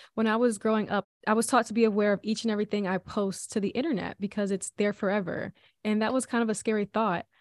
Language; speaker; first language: English; native; English